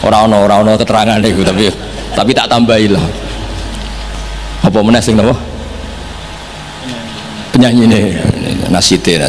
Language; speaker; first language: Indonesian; non-native, local second language; Javanese